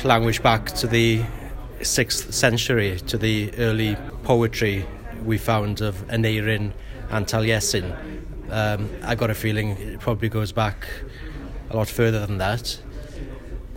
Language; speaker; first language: English; non-native, local second language; Welsh